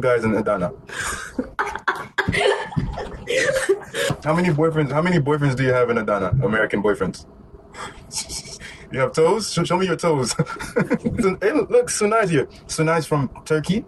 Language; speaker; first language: English; native; English